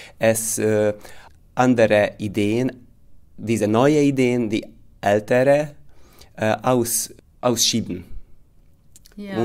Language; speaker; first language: German; non-native, fluent; Hungarian